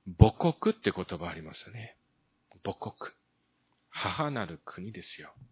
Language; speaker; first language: Japanese; early bilingual, other home language; Korean